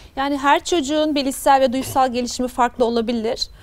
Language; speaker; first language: Turkish; native; Turkish